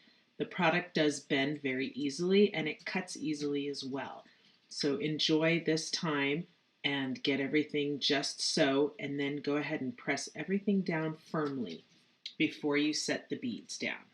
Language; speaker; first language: English; native; English